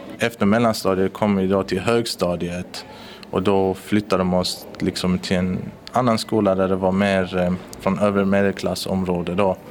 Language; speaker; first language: Swedish; early bilingual, other home language; Persian